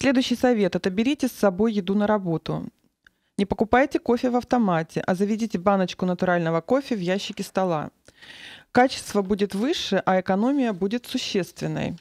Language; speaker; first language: Russian; native; Russian